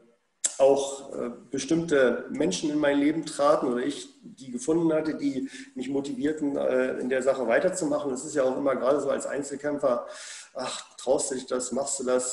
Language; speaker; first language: German; native; German